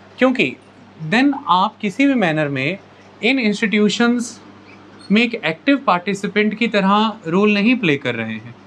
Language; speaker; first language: Hindi; non-native, local second language; Punjabi